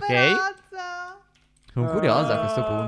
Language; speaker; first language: Italian; native; Italian